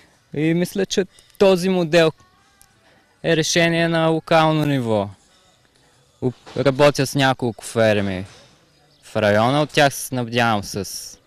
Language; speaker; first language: Bulgarian; native; Bulgarian